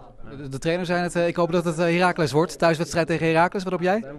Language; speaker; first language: Dutch; native; Dutch